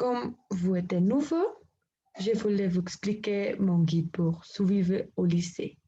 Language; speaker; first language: French; non-native, learner; Spanish